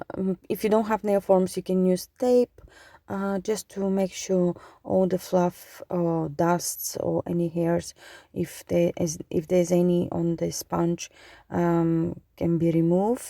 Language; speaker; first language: English; non-native, fluent; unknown